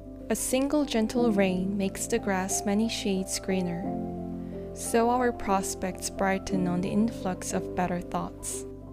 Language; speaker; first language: English; non-native, fluent; Korean